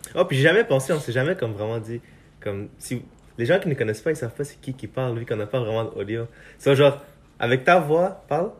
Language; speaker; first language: French; early bilingual, other home language; Persian